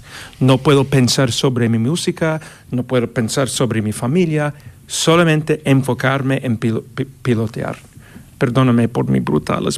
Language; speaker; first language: Spanish; non-native, fluent; English